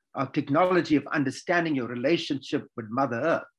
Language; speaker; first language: English; native; English